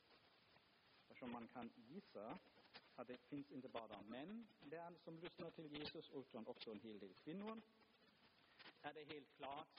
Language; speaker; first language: Swedish; non-native, fluent; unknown